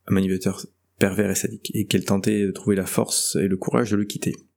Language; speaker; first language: French; native; French